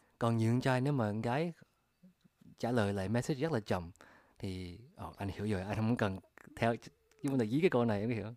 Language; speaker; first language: Vietnamese; early bilingual, other home language; English